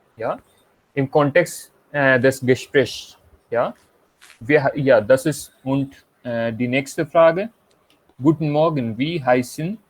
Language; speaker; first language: German; non-native, fluent; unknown